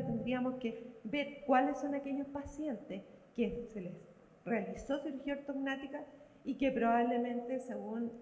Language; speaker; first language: Spanish; native; Spanish